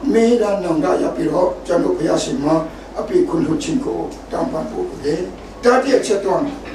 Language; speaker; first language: Burmese; non-native, local second language; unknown